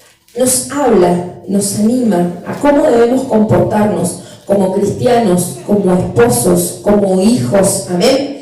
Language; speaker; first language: Spanish; native; Spanish